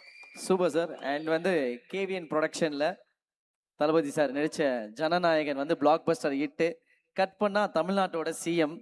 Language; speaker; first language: Tamil; native; Tamil